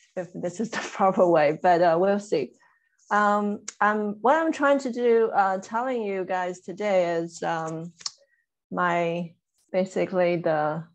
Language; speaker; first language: English; non-native, fluent; Chinese